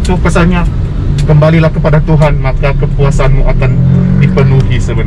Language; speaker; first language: Indonesian; native; Indonesian